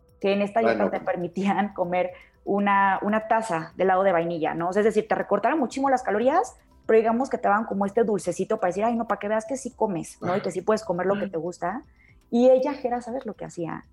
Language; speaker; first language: Spanish; native; Spanish